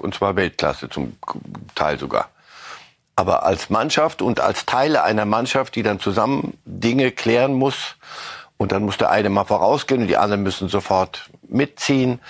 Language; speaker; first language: German; native; German